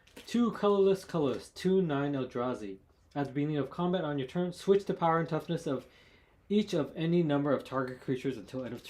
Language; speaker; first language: English; native; English